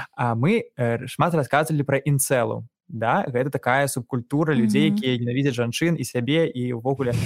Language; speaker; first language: Belarusian; non-native, local second language; Russian